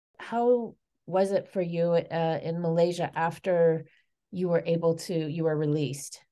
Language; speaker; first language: English; native; English